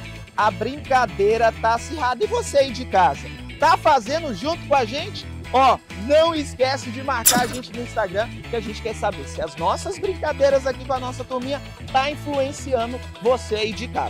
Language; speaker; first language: Portuguese; native; Portuguese